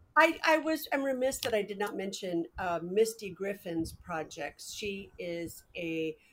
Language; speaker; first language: English; native; English